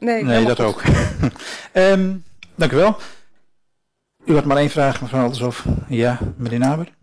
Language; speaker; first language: Dutch; native; Dutch